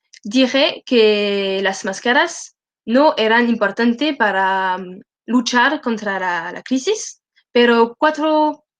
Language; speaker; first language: Spanish; non-native, learner; French